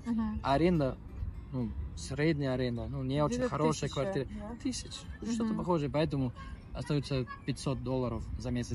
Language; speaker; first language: Russian; non-native, learner; Spanish